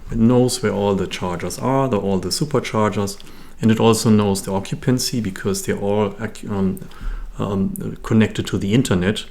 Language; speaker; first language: English; non-native, fluent; German